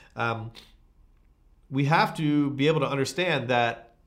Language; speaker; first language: English; native; English